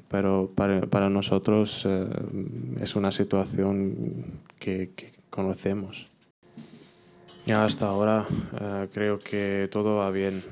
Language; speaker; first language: Spanish; non-native, fluent; German